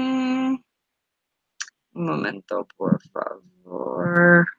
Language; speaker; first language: Spanish; non-native, learner; English